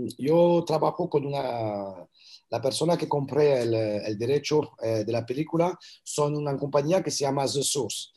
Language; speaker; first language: Spanish; non-native, learner; French